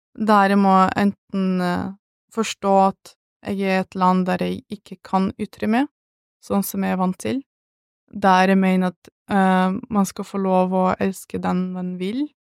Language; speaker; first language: Norwegian; early bilingual, other home language; Russian